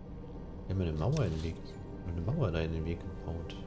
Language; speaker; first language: German; native; German